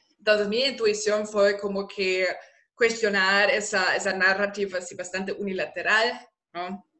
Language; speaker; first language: Spanish; non-native, fluent; German